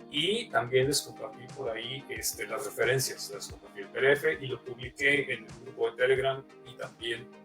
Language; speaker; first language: Spanish; native; Spanish